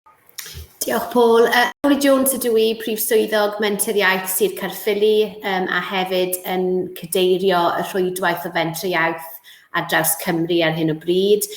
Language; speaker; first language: Welsh; native; Welsh